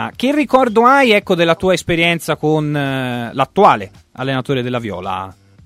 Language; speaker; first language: Italian; native; Italian